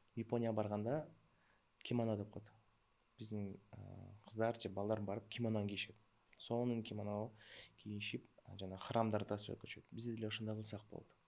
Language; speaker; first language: Kyrgyz; early bilingual, other home language; Russian